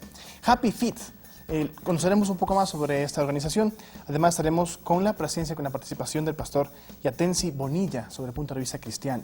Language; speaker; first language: Spanish; native; Spanish